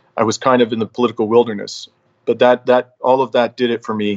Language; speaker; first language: English; native; English